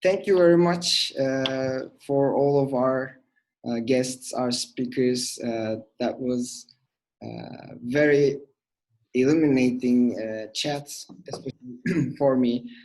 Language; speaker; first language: English; non-native, fluent; Turkish